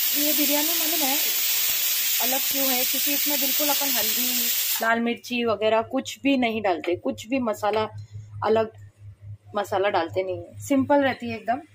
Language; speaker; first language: Hindi; native; Hindi